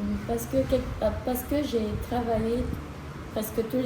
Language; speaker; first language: French; non-native, learner; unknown